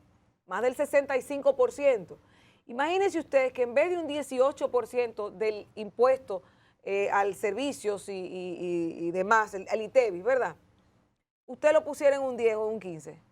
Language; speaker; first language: Spanish; native; Spanish